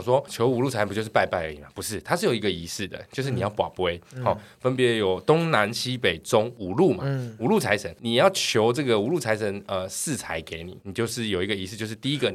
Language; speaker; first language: Chinese; native; Chinese